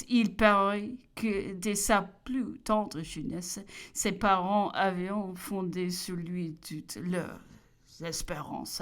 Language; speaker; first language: French; non-native, learner; English